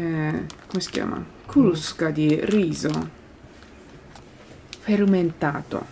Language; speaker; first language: Italian; non-native, learner; Japanese